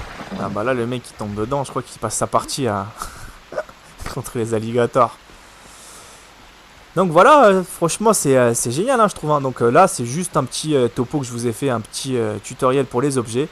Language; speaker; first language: French; native; French